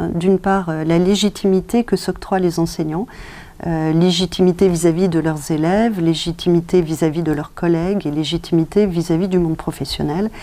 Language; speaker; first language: French; native; French